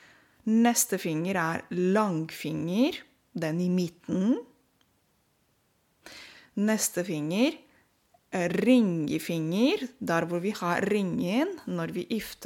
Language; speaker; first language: Norwegian; non-native, fluent; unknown